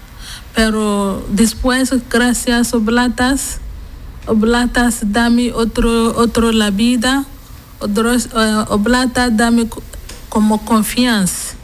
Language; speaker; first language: Spanish; non-native, learner; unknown